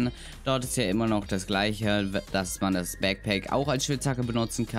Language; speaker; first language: German; native; German